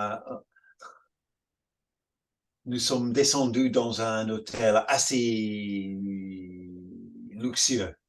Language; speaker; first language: French; non-native, fluent; English